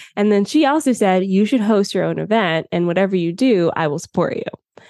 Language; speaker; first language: English; native; English